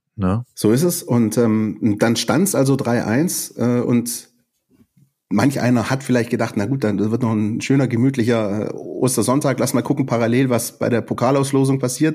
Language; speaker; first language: German; native; German